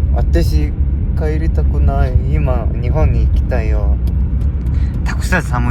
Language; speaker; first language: Japanese; non-native, learner; Mongolian